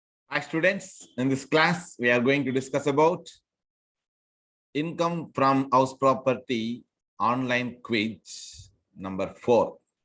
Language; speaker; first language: English; non-native, local second language; Telugu